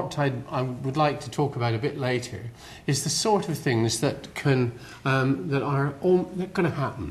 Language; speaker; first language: English; native; English